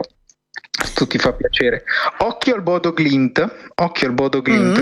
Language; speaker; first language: Italian; native; Italian